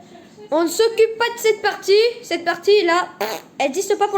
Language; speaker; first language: French; native; French